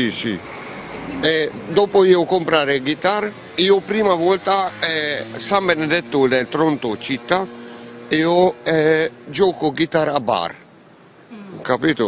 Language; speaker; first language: Italian; non-native, learner; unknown